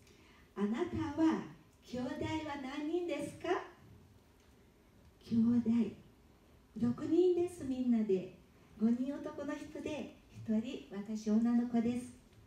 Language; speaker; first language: Japanese; early bilingual, heritage; Japanese